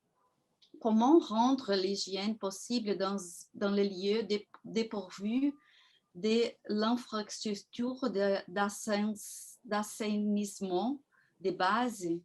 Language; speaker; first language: French; non-native, fluent; Portuguese